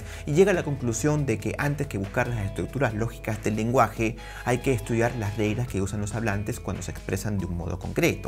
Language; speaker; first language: Spanish; native; Spanish